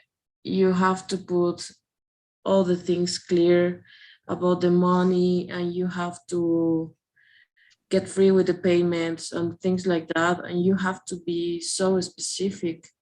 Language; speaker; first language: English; non-native, learner; Spanish